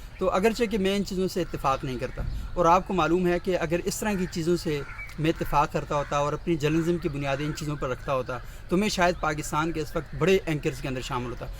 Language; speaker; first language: Urdu; non-native, local second language; Northern Hindko